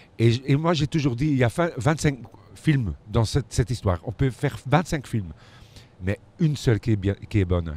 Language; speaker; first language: French; non-native, local second language; Dutch